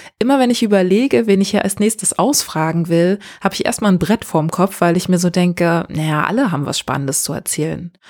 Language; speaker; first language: German; native; German